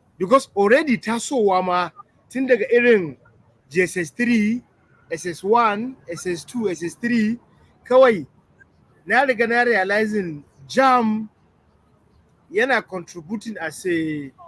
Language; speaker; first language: Hausa; non-native, local second language; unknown